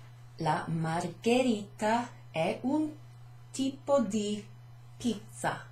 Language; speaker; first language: Italian; non-native, fluent; English